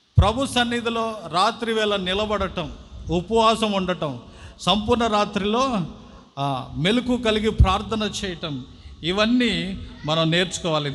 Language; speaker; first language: Telugu; non-native, local second language; Tamil